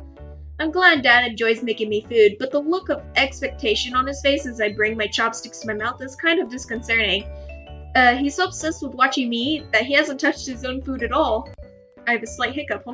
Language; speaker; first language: English; native; English